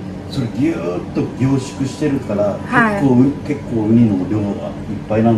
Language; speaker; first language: Japanese; native; Japanese